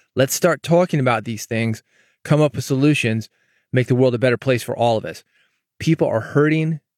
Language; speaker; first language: English; native; English